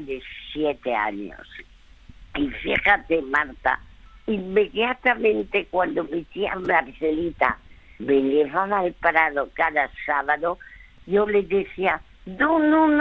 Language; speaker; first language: Spanish; early bilingual, other home language; French